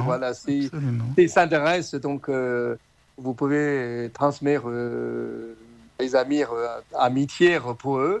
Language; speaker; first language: French; non-native, learner; Chinese